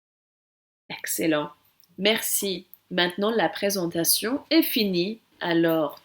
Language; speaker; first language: French; non-native, fluent; English